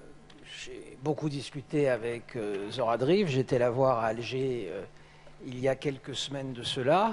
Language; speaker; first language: French; native; French